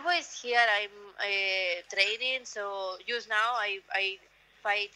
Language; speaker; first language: English; non-native, learner; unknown